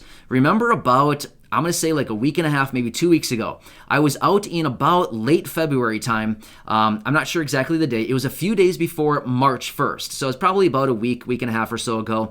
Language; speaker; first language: English; native; English